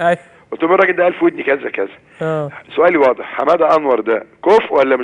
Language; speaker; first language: Arabic; native; Arabic